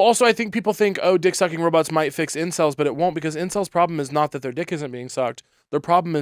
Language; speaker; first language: English; native; English